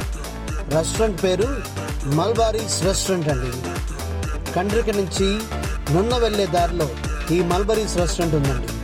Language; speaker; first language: Telugu; native; Telugu